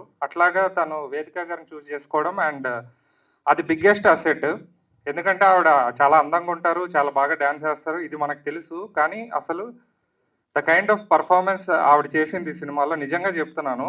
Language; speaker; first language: Telugu; native; Telugu